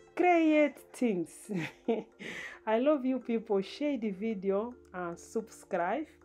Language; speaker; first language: English; non-native, learner; Lingala